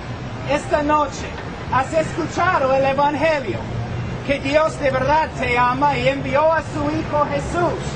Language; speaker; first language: Spanish; non-native, fluent; English